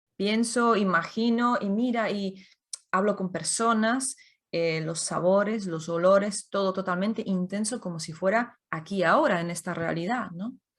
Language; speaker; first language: Spanish; non-native, fluent; Czech